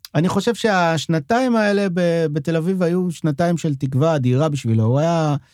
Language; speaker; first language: Hebrew; non-native, local second language; French